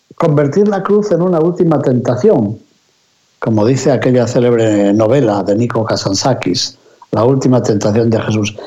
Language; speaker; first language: Spanish; native; Spanish